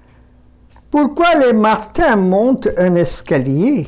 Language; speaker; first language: French; non-native, fluent; Bangla